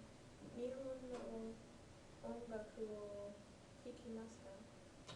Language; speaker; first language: Japanese; non-native, learner; English